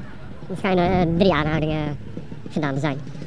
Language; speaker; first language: Dutch; native; Dutch